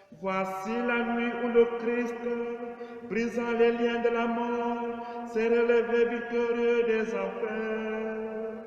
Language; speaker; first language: French; native; French